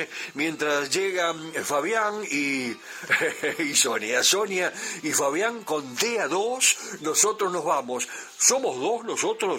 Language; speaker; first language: Spanish; native; Spanish